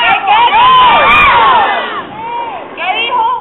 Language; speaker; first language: Spanish; native; Spanish